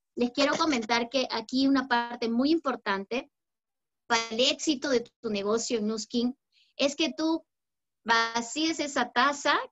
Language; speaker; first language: Spanish; native; Spanish